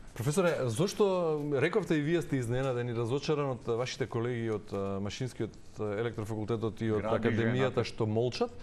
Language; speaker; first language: Macedonian; native; Macedonian